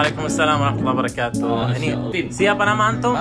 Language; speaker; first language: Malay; non-native, learner; Arabic